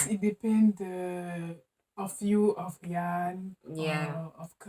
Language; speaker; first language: English; non-native, learner; French